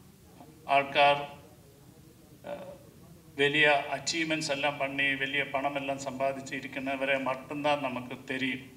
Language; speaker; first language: Tamil; non-native, learner; Malayalam